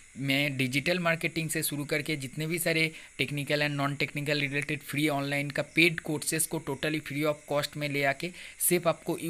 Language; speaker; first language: Hindi; non-native, local second language; Bangla